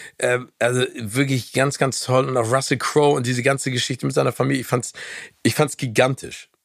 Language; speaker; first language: German; native; German